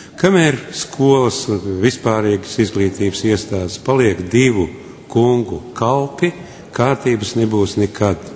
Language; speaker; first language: Latvian; non-native, local second language; Russian